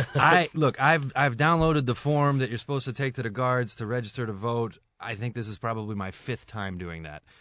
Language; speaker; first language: English; native; English